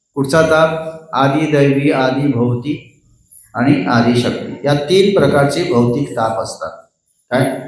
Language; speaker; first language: Marathi; non-native, local second language; Hindi